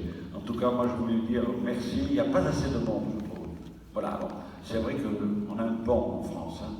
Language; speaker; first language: French; native; French